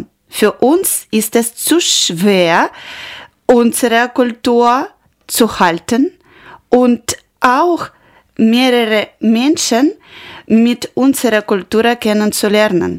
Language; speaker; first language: German; non-native, learner; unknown